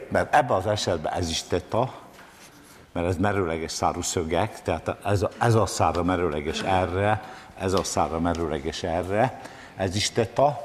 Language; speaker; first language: Hungarian; native; Hungarian